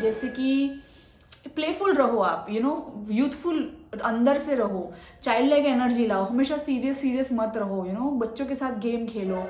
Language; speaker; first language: Hindi; native; Hindi